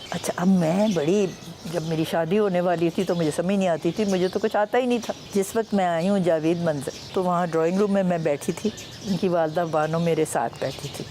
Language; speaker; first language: Urdu; non-native, local second language; Punjabi